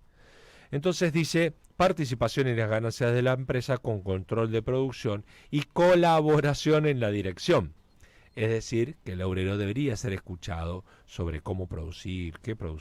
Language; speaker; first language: Spanish; native; Spanish